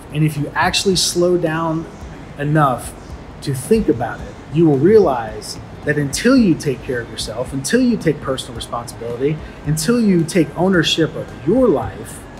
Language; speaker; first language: English; native; English